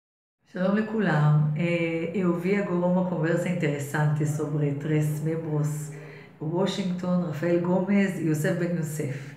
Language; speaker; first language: Portuguese; non-native, fluent; Hebrew